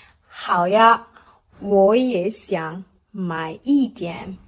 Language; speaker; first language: Chinese; non-native, learner; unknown